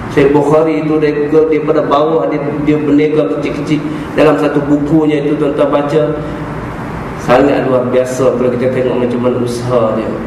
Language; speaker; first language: Malay; native; Malay